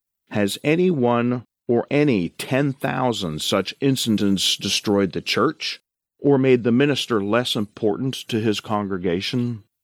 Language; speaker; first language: English; native; English